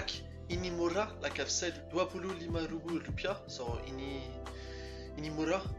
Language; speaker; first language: Indonesian; non-native, learner; French